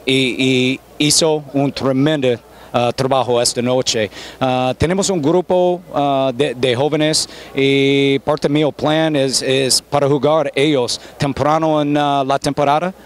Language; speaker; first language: Spanish; non-native, fluent; English